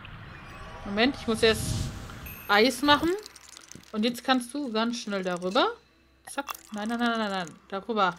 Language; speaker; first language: German; native; German